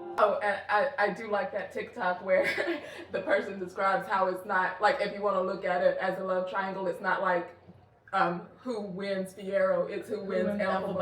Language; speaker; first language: English; native; English